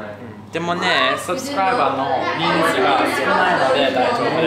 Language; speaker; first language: Japanese; non-native, learner; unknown